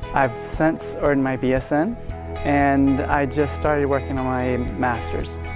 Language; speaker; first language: English; native; English